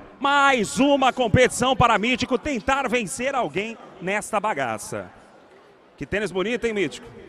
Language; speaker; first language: Portuguese; native; Portuguese